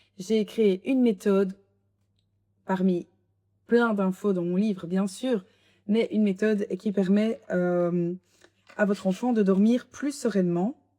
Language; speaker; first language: French; native; French